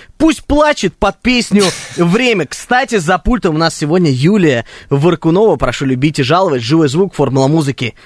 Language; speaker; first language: Russian; native; Russian